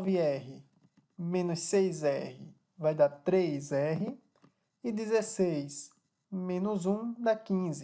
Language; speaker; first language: Portuguese; native; Portuguese